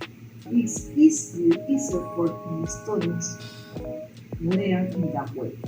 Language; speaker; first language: English; non-native, learner; Spanish